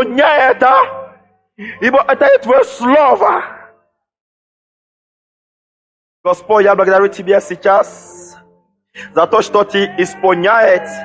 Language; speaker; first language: Russian; non-native, fluent; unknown